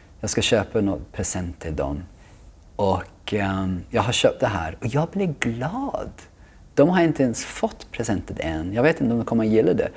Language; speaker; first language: Swedish; non-native, fluent; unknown